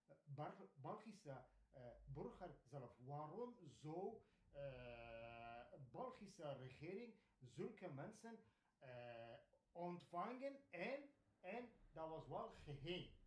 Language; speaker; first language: Dutch; non-native, fluent; Kurdish